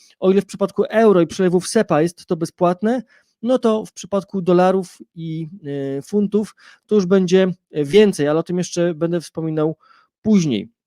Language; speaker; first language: Polish; native; Polish